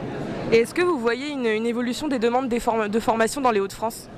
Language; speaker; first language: French; native; French